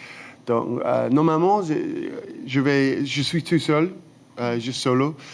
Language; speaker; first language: French; non-native, fluent; English